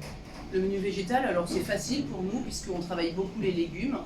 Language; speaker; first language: French; native; French